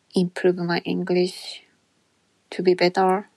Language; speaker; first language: English; non-native, learner; Japanese